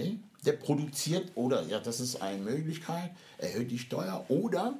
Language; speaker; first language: German; non-native, fluent; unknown